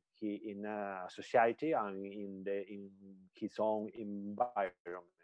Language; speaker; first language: English; non-native, learner; Spanish